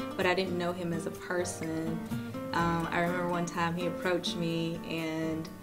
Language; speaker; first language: English; native; English